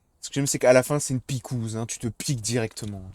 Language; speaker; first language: French; native; French